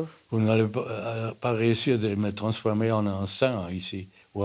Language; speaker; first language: French; non-native, fluent; German